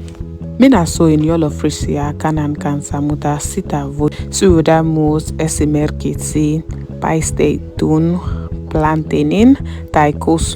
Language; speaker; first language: Finnish; non-native, learner; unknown